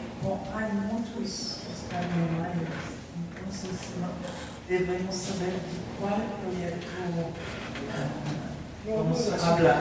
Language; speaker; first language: Spanish; non-native, fluent; Portuguese